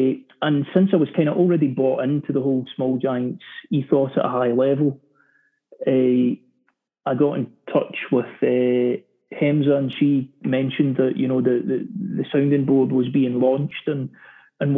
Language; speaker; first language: English; native; English